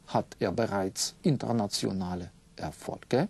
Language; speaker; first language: German; non-native, fluent; Russian